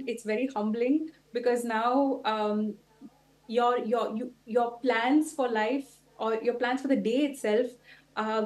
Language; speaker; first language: English; non-native, local second language; Tulu